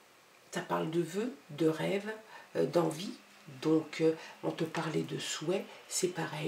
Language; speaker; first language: French; native; French